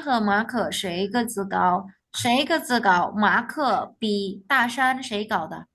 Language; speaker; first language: Chinese; non-native, fluent; Indonesian